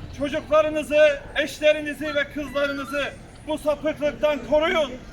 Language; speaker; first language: Turkish; native; Turkish